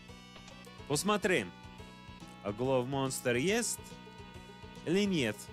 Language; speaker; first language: Russian; non-native, learner; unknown